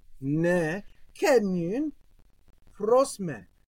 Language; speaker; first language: Greek; non-native, learner; English